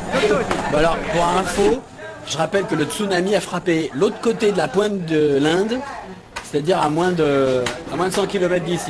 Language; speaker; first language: French; native; French